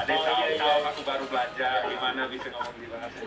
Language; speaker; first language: Indonesian; non-native, learner; English